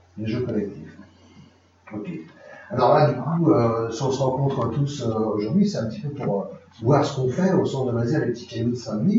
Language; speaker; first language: French; native; French